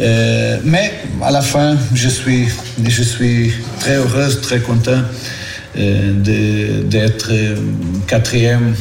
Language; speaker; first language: French; non-native, fluent; Portuguese